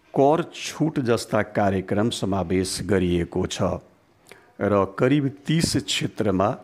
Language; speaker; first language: Nepali; non-native, local second language; Bhojpuri